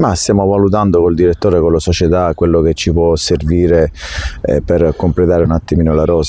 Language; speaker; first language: Italian; native; Italian